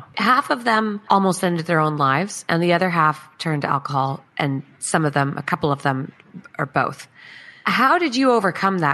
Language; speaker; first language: English; native; English